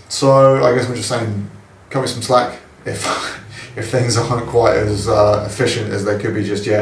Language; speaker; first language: English; native; English